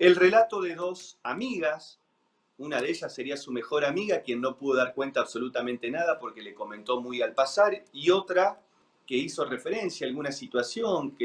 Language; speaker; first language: Spanish; native; Spanish